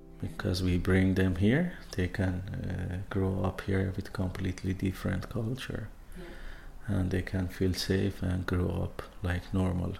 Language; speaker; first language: English; non-native, learner; Persian